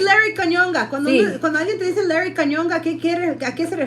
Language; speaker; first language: Spanish; early bilingual, other home language; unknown